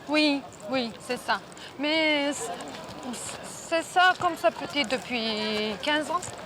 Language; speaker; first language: French; non-native, learner; Turkish